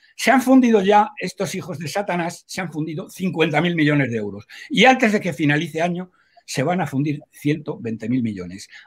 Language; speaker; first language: Spanish; native; Spanish